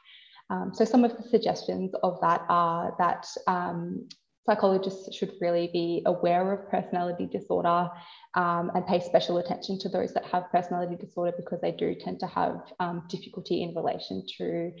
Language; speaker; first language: English; native; English